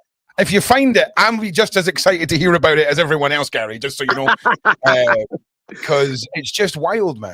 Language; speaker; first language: English; native; English